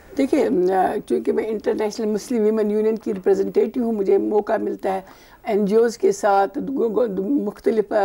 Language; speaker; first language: Urdu; non-native, local second language; Kashmiri